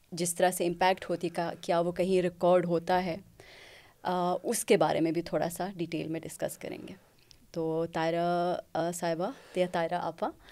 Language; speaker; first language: Urdu; non-native, local second language; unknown